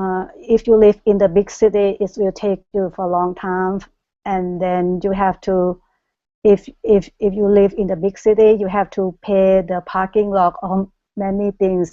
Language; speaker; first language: English; non-native, learner; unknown